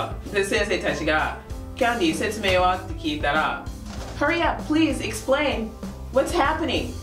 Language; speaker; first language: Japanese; non-native, fluent; English